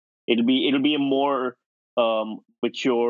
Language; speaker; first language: English; non-native, local second language; Urdu